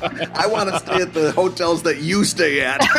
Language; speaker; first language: English; native; English